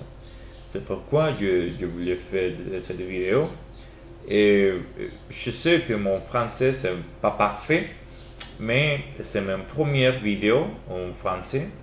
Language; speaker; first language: French; non-native, learner; Spanish